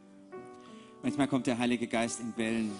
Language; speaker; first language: German; native; German